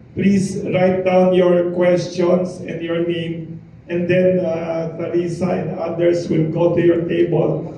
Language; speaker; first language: English; non-native, local second language; Filipino